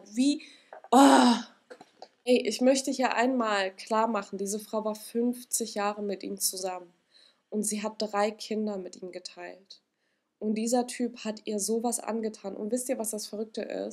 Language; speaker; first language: German; native; German